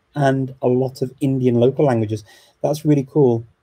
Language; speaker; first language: English; native; English